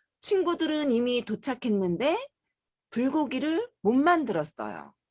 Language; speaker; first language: Korean; native; Korean